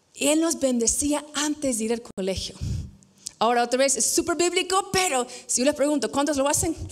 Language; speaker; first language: Spanish; non-native, fluent; English